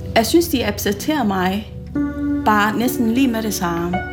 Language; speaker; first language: Danish; non-native, fluent; Malay